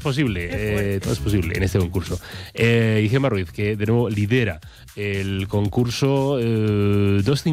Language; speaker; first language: Spanish; native; Spanish